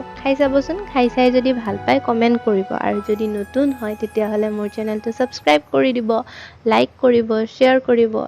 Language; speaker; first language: Assamese; native; Assamese